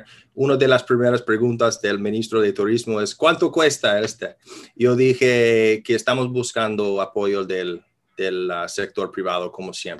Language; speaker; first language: Spanish; non-native, fluent; English